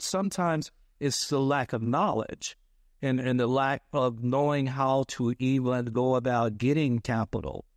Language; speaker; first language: English; native; English